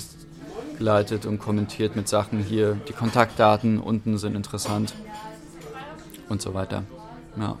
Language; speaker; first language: German; native; German